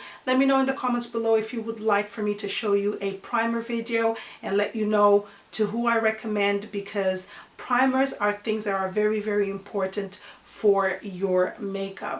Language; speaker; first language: English; non-native, fluent; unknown